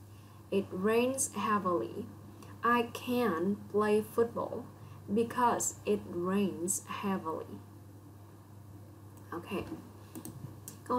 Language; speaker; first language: English; non-native, local second language; Vietnamese